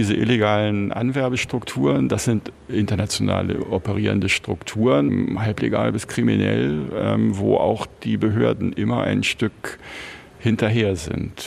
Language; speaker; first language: German; native; German